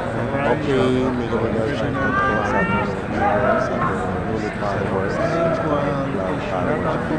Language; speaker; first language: Filipino; non-native, local second language; Bikol